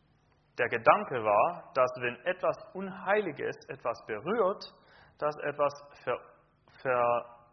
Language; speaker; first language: German; non-native, fluent; English